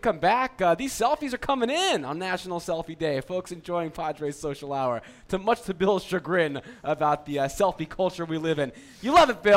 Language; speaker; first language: English; native; English